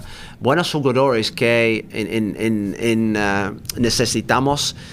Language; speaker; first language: Spanish; non-native, learner; English